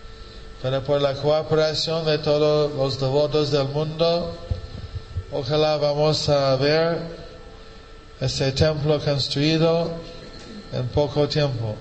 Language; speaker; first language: Spanish; non-native, fluent; English